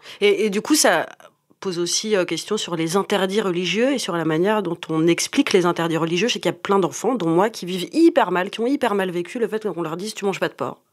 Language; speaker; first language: French; native; French